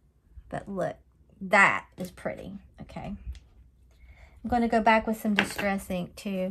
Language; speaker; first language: English; native; English